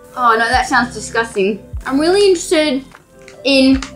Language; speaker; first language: English; native; English